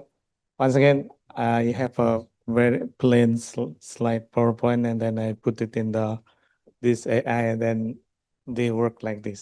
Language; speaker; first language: English; non-native, local second language; Indonesian